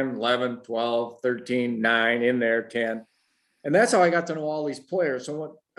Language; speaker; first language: English; native; English